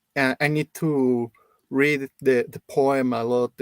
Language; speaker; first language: English; non-native, learner; Spanish